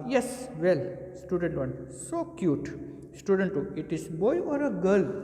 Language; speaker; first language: English; non-native, local second language; Gujarati